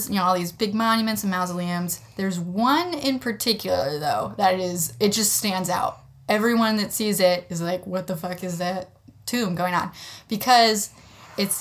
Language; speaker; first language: English; native; English